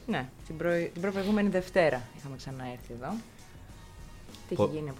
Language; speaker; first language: Greek; native; Greek